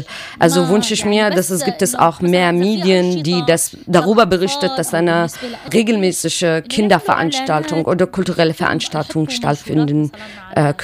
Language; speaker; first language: German; non-native, learner; Arabic